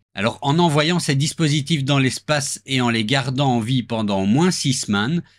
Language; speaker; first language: French; native; French